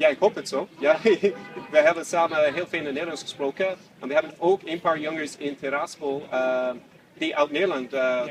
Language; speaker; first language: Dutch; non-native, fluent; English